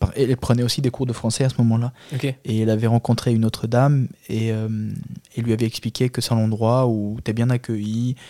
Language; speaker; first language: French; non-native, fluent; Albanian